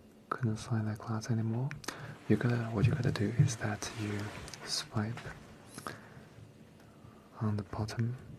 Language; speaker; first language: English; non-native, fluent; Chinese